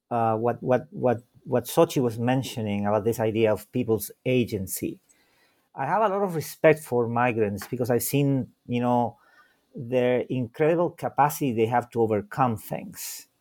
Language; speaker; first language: English; non-native, fluent; Spanish